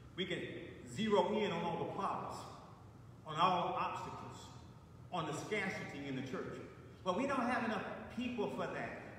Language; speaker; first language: English; native; English